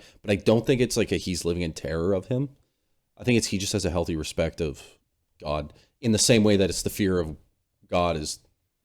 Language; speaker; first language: English; native; English